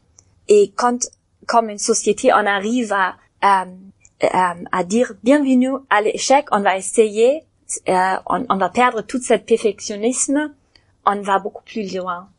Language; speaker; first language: French; non-native, learner; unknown